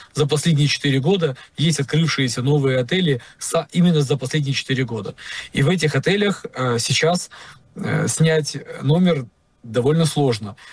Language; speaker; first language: Russian; non-native, local second language; Ukrainian